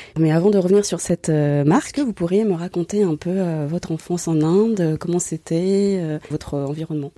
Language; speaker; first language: French; native; French